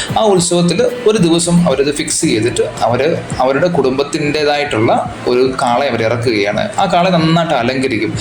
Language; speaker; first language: Malayalam; native; Malayalam